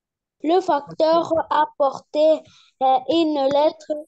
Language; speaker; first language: French; non-native, learner; Arabic